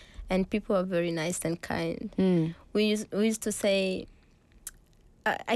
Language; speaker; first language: English; non-native, local second language; Swahili